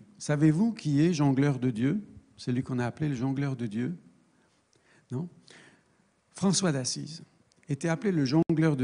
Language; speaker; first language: French; native; French